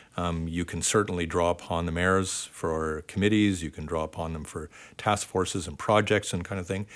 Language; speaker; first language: English; native; English